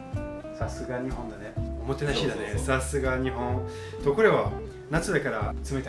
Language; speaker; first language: Japanese; non-native, learner; French